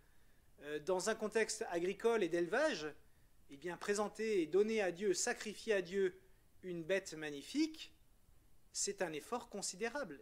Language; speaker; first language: French; native; French